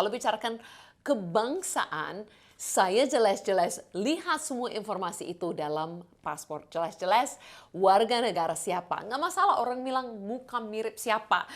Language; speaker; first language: Indonesian; non-native, fluent; English